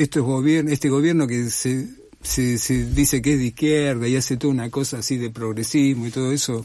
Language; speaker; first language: Spanish; native; Spanish